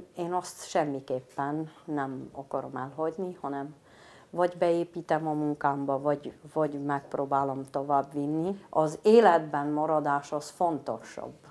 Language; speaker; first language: Hungarian; native; Hungarian